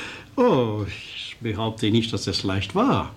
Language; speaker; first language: German; non-native, local second language; French